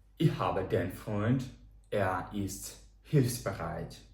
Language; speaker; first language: German; non-native, fluent; Ukrainian